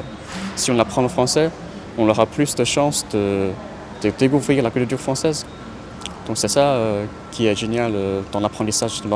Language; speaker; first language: French; non-native, fluent; Chinese